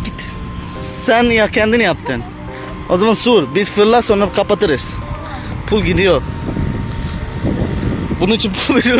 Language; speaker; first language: Turkish; non-native, learner; Bangla